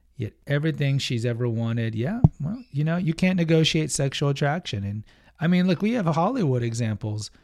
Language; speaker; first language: English; early bilingual, other home language; Spanish